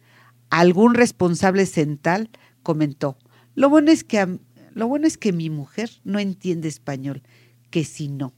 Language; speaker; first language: Spanish; native; Spanish